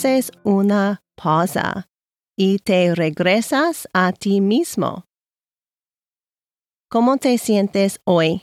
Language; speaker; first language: Spanish; non-native, learner; English